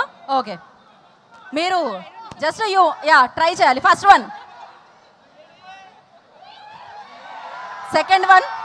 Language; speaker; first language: Telugu; native; Telugu